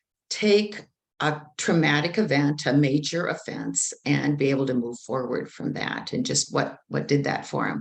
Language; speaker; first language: English; native; English